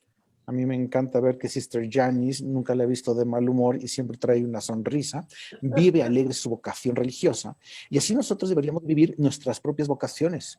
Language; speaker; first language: Spanish; native; Spanish